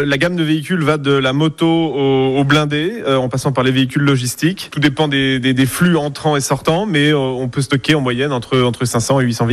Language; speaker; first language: French; native; French